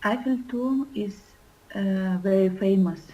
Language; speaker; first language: English; non-native, learner; Russian